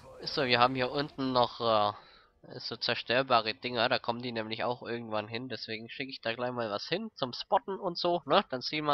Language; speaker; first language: German; native; German